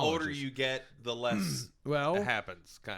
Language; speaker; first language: English; native; English